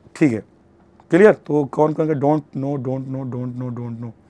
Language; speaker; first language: Hindi; native; Hindi